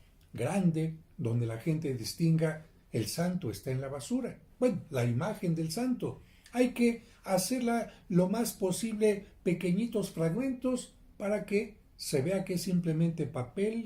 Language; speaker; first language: Spanish; native; Spanish